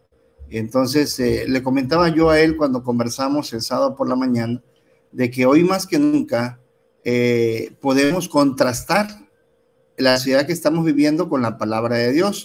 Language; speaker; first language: Spanish; native; Spanish